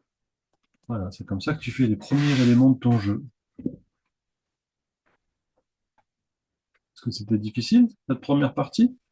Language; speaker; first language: French; native; French